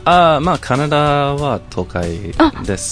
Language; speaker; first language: Japanese; non-native, fluent; English